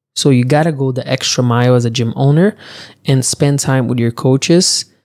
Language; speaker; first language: English; early bilingual, other home language; Portuguese